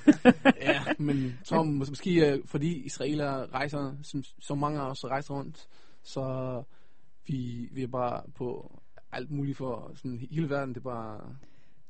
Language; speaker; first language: Danish; non-native, fluent; Hebrew